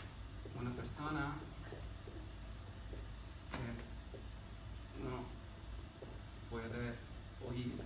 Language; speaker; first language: Spanish; non-native, learner; Hebrew